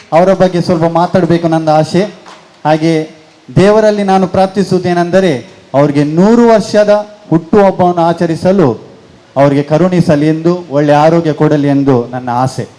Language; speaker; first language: Kannada; non-native, local second language; Konkani